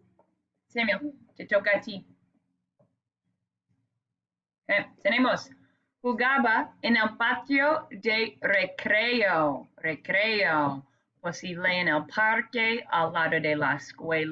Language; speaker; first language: Spanish; non-native, fluent; English